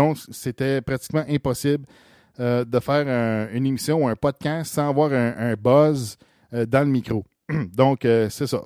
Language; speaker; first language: French; native; French